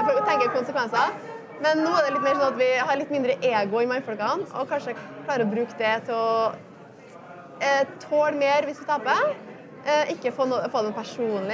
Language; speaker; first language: Norwegian; native; Norwegian